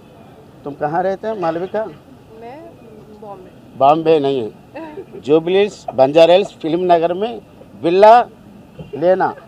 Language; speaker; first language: Telugu; native; Telugu